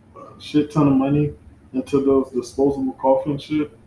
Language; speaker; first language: English; native; English